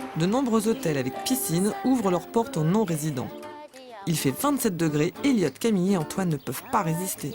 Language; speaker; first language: French; native; French